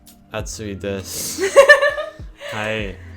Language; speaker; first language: Japanese; non-native, learner; English